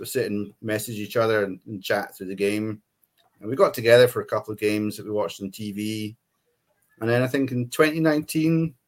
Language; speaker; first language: English; native; English